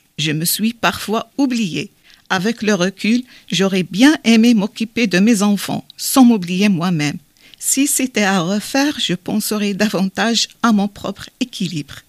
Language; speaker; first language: French; non-native, learner; Arabic